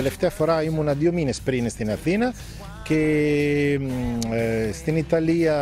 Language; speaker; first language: Greek; non-native, fluent; Italian